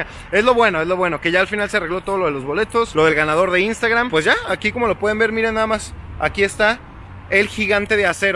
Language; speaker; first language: Spanish; native; Spanish